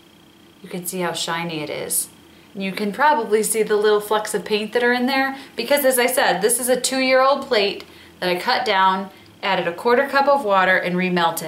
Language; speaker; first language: English; native; English